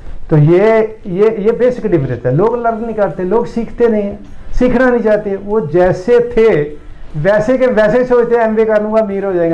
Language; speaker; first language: Hindi; non-native, local second language; Punjabi